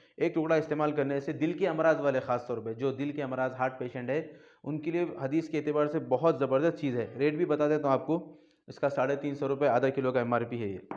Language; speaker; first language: Urdu; native; Urdu